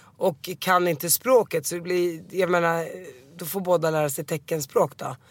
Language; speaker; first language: Swedish; early bilingual, other home language; Arabic